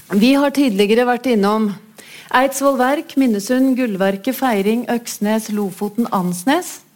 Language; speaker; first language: Norwegian; native; Norwegian